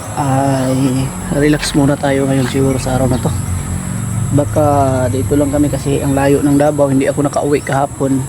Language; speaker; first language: Filipino; non-native, local second language; Cebuano